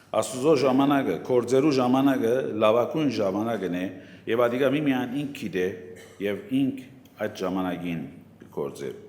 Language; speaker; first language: Armenian; native; Armenian